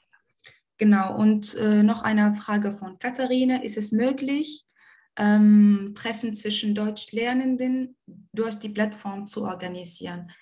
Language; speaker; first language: German; non-native, fluent; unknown